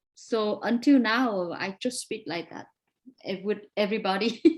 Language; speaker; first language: English; non-native, fluent; Vietnamese